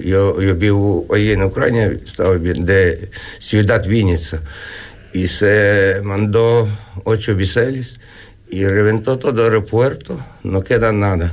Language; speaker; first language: Spanish; non-native, learner; Ukrainian